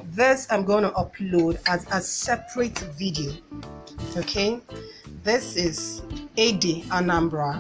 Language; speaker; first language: English; non-native, local second language; Igbo